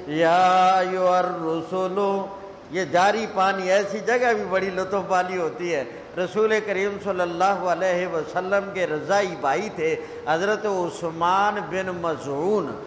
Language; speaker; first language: Urdu; non-native, local second language; Punjabi